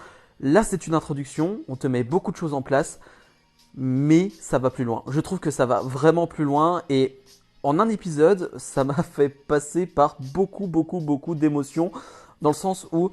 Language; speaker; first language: French; native; French